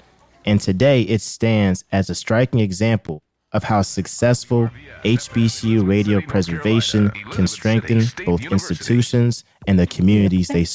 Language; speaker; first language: English; native; English